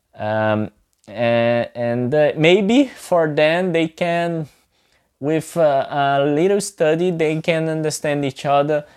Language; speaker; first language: English; non-native, fluent; Portuguese